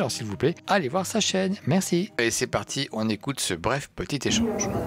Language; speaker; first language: French; native; French